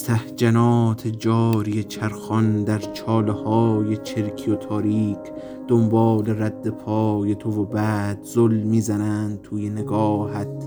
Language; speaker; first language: Persian; native; Persian